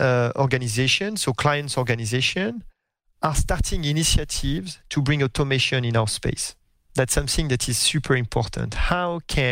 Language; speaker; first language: English; non-native, fluent; French